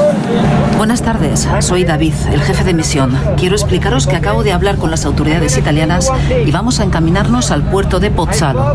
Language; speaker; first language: Spanish; native; Spanish